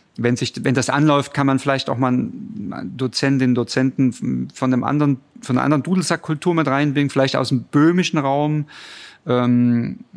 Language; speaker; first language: German; native; German